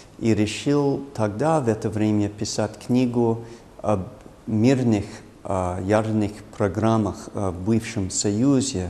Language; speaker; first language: Russian; non-native, fluent; English